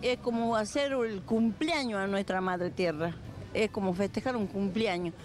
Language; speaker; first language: Spanish; native; Spanish